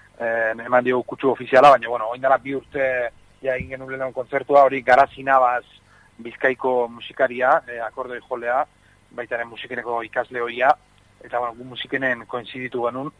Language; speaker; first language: Basque; native; Basque